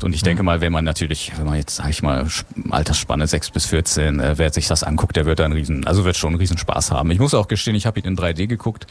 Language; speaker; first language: German; native; German